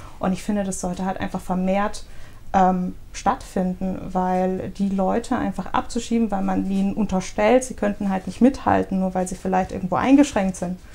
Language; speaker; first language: German; early bilingual, other home language; Russian